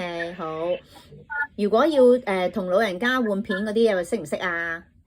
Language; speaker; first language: Cantonese; native; Cantonese